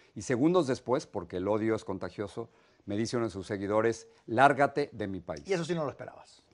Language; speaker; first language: Spanish; native; Spanish